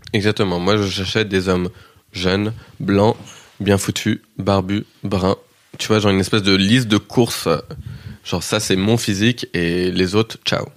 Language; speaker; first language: French; early bilingual, heritage; French